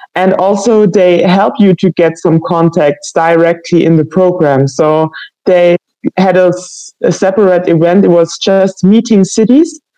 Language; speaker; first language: English; non-native, fluent; German